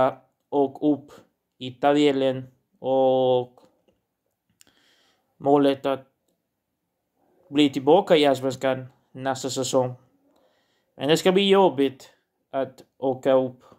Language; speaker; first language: Swedish; non-native, learner; Portuguese